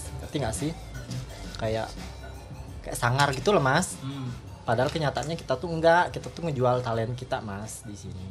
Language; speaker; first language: Indonesian; native; Indonesian